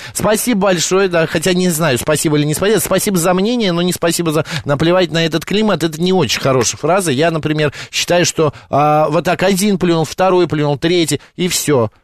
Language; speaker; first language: Russian; native; Russian